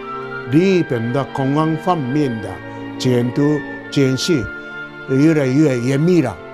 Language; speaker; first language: Chinese; non-native, fluent; Japanese